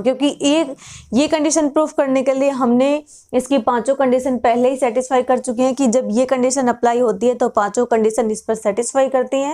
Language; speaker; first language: Hindi; native; Hindi